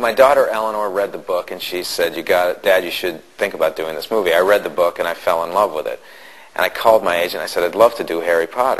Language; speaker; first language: English; native; English